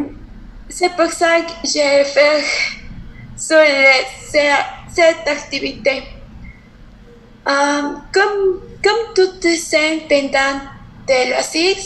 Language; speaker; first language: French; non-native, learner; Spanish